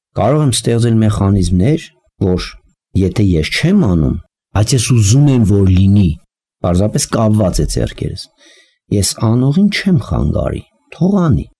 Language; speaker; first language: Armenian; native; Armenian